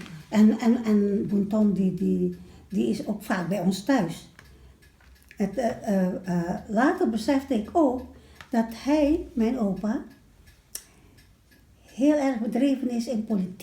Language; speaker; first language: Dutch; early bilingual, other home language; Malay